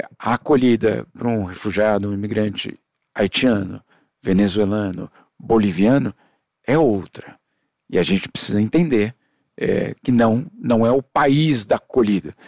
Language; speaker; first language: Portuguese; early bilingual, other home language; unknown